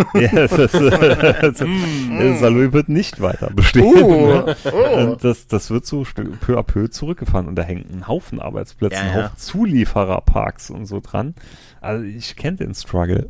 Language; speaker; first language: German; native; German